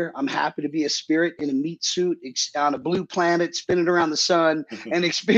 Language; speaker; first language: English; native; English